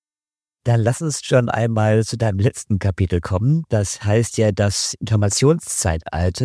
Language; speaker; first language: German; native; German